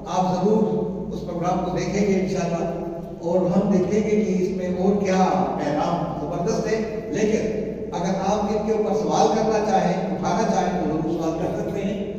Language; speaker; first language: Urdu; native; Urdu